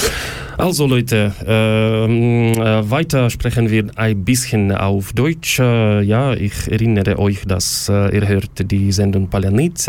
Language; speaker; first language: German; non-native, learner; Ukrainian